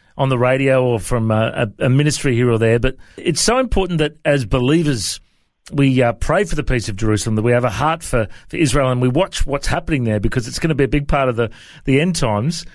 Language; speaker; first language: English; native; English